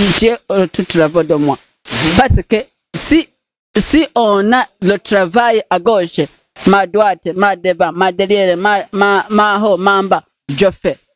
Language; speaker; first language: French; non-native, local second language; Rundi